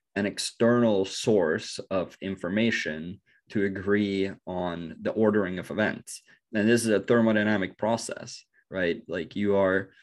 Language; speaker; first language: English; non-native, fluent; Norwegian